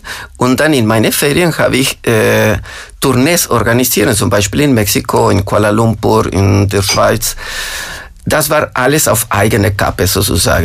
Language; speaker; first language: German; non-native, fluent; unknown